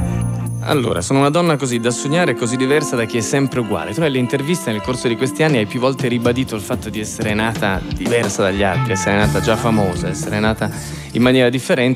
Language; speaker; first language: Italian; native; Italian